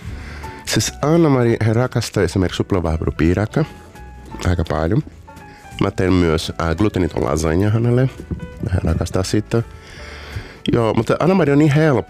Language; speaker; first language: Finnish; non-native, fluent; Portuguese